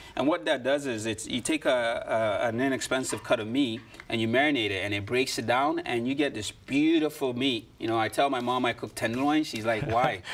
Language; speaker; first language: English; native; English